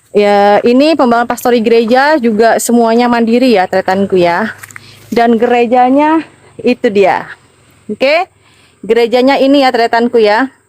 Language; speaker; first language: Indonesian; non-native, local second language; Madurese